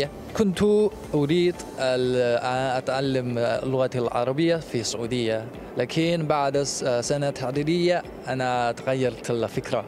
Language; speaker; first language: Arabic; non-native, learner; Chinese